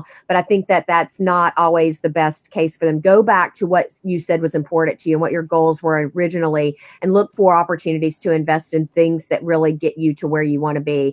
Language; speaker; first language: English; native; English